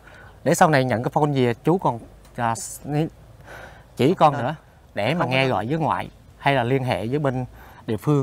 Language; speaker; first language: Vietnamese; native; Vietnamese